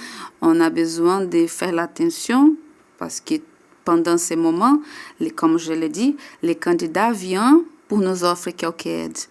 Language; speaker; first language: French; non-native, learner; Portuguese